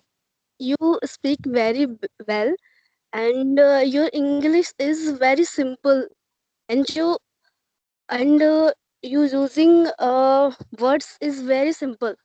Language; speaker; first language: English; non-native, learner; Hindi